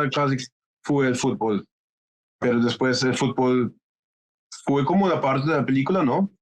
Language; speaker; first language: Spanish; non-native, fluent; German